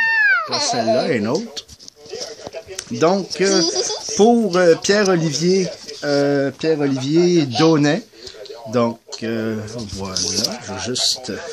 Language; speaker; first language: French; native; French